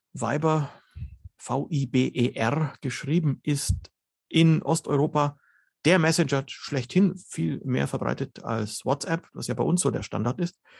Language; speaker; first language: German; early bilingual, other home language; Slovenian